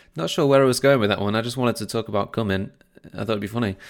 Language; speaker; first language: English; native; English